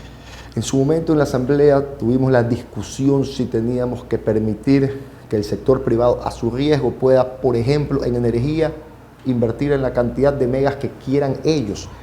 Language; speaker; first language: Spanish; native; Spanish